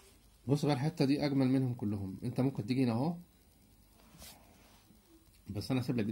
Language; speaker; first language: Arabic; native; Arabic